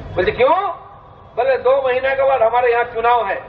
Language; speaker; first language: Hindi; non-native, local second language; Bangla